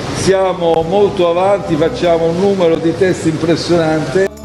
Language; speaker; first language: Italian; native; Italian